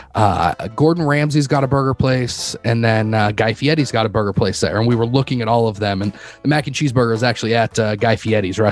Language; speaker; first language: English; native; English